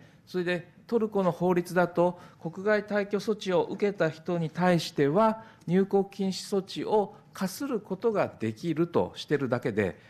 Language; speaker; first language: Japanese; native; Japanese